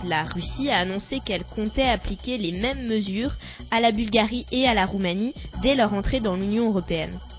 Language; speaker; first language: French; native; French